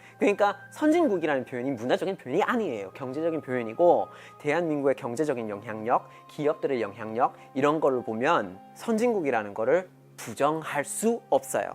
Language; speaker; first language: Korean; non-native, fluent; English